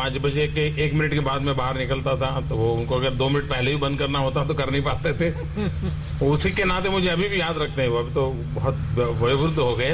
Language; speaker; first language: Hindi; non-native, local second language; Gujarati